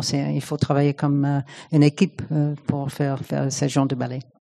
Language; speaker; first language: French; non-native, fluent; English